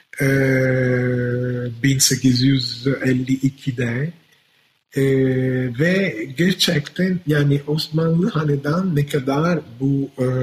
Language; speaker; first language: Turkish; non-native, fluent; Italian